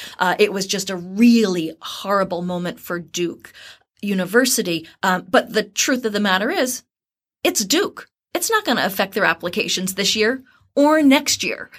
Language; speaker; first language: English; native; English